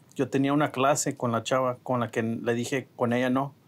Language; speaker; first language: Spanish; native; Spanish